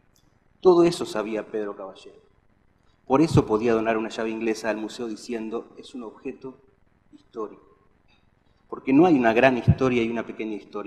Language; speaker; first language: Spanish; native; Spanish